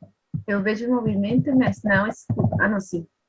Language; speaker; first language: Portuguese; non-native, fluent; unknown